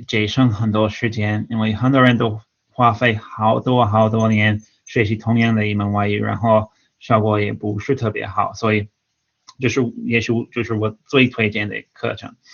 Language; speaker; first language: Chinese; non-native, fluent; English